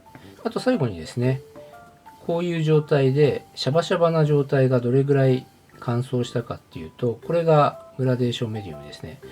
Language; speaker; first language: Japanese; native; Japanese